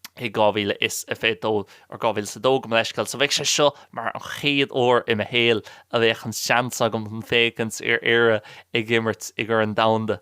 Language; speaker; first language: Irish; non-native, local second language; English